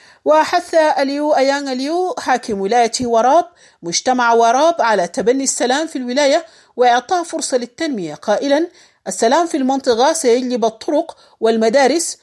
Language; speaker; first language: Arabic; native; Arabic